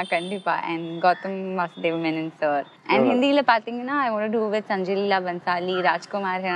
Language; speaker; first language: Tamil; non-native, fluent; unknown